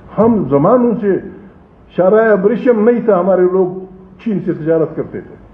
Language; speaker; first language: Urdu; non-native, local second language; Pashto